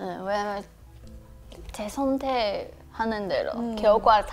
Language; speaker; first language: Korean; non-native, fluent; Chinese